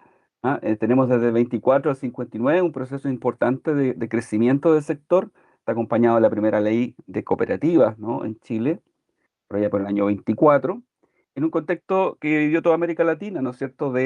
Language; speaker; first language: Spanish; native; Spanish